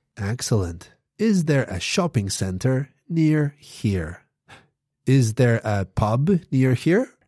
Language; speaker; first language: English; non-native, fluent; Polish